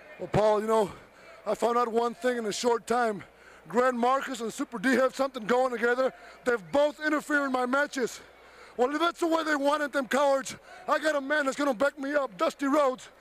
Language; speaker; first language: English; early bilingual, other home language; Spanish